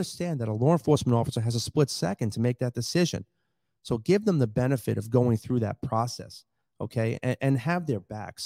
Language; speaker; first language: English; native; English